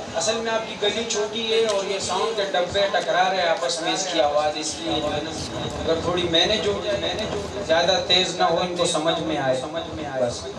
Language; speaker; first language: Urdu; non-native, local second language; Pashto